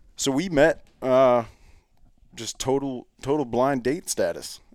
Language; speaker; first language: English; native; English